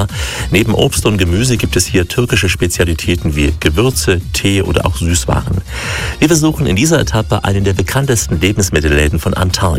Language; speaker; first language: German; native; German